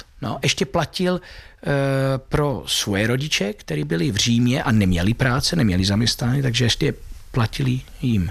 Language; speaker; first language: Czech; non-native, fluent; Italian